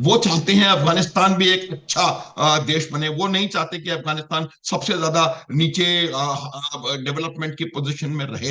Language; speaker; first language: Hindi; native; Hindi